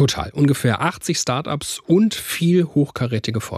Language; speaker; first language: German; native; German